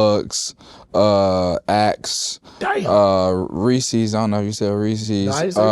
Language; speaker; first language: English; native; English